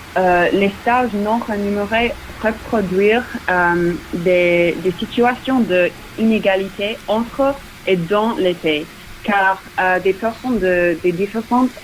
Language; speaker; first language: French; non-native, fluent; English